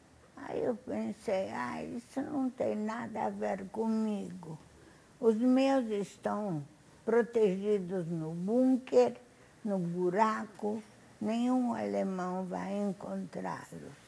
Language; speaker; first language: Portuguese; non-native, fluent; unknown